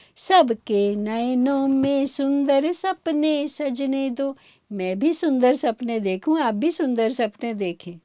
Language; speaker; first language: Hindi; native; Hindi